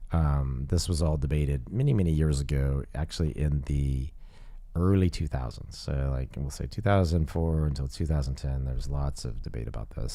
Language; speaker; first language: English; native; English